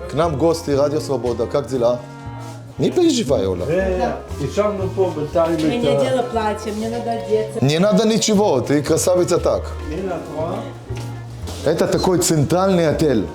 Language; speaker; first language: Russian; early bilingual, heritage; Hebrew